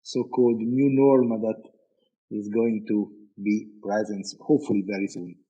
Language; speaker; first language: English; non-native, fluent; Italian